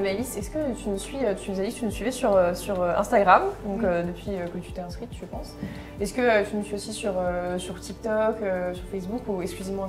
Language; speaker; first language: French; native; French